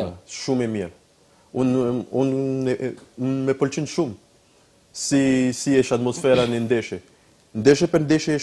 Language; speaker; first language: Albanian; non-native, learner; French